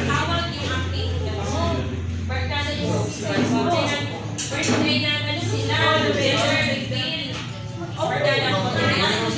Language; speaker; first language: Filipino; non-native, local second language; Cebuano